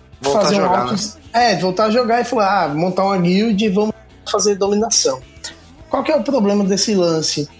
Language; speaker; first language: Portuguese; native; Portuguese